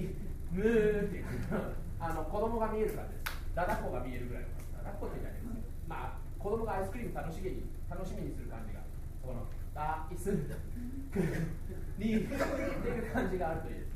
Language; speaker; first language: Japanese; native; Japanese